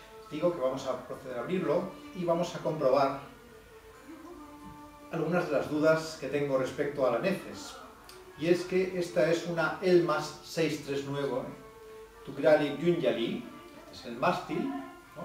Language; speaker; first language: Spanish; native; Spanish